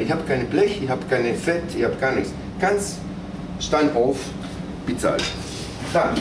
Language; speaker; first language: German; non-native, fluent; Italian